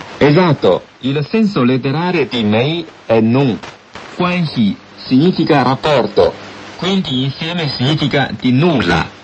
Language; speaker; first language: Italian; non-native, fluent; Chinese